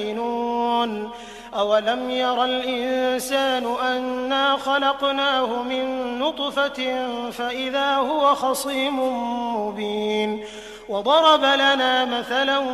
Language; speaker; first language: Arabic; native; Arabic